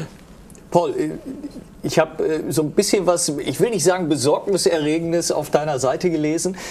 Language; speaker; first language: German; native; German